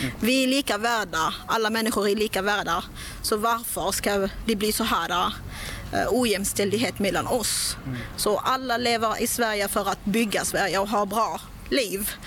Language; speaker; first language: Swedish; non-native, local second language; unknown